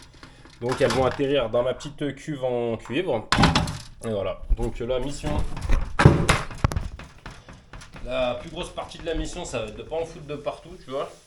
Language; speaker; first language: French; native; French